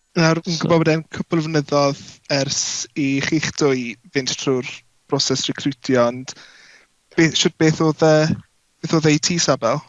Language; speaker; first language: Welsh; native; Welsh